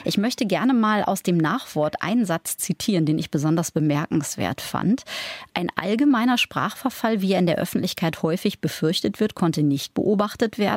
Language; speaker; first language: German; native; German